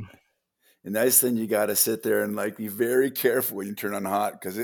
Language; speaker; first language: English; native; English